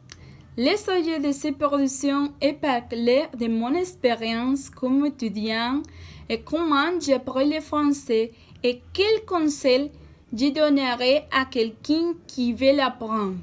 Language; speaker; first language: French; non-native, learner; Spanish